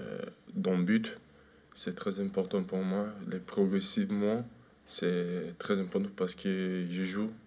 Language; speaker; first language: French; non-native, fluent; Turkish